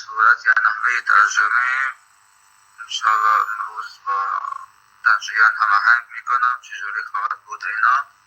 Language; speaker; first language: Persian; non-native, fluent; Arabic